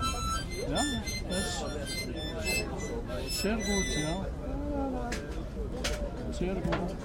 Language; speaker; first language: German; non-native, learner; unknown